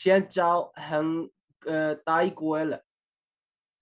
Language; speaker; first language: Chinese; non-native, learner; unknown